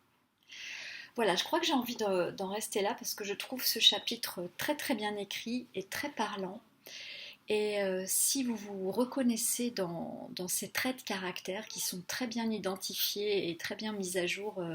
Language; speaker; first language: French; native; French